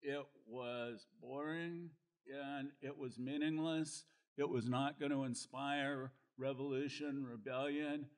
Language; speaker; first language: English; native; English